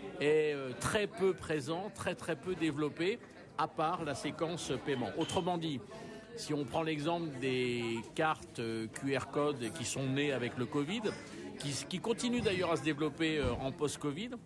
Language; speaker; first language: French; native; French